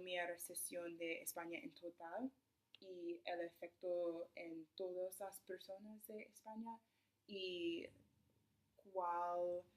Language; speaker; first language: Spanish; non-native, learner; English